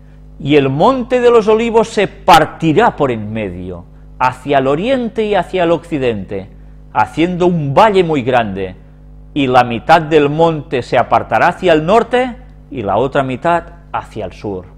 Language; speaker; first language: Spanish; native; Spanish